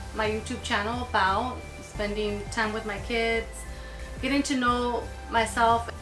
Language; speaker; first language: English; native; English